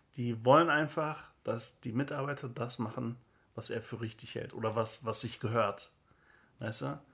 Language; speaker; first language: German; early bilingual, other home language; Turkish